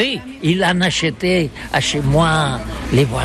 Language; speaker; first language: French; non-native, learner; Catalan